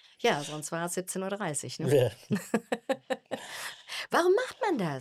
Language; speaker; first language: German; native; German